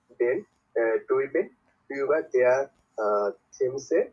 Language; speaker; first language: German; non-native, learner; Bangla